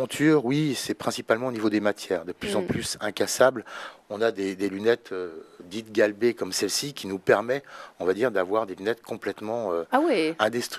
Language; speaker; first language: French; native; French